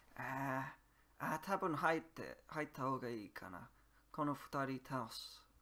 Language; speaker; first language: Japanese; non-native, learner; English